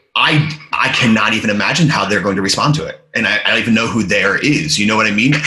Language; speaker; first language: English; native; English